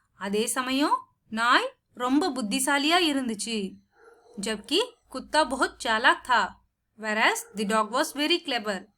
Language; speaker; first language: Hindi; non-native, local second language; Tamil